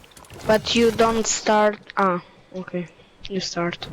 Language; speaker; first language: English; non-native, learner; Polish